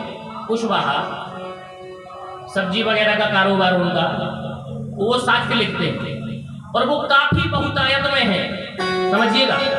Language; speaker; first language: Hindi; native; Hindi